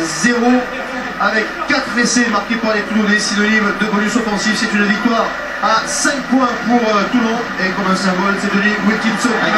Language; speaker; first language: French; native; French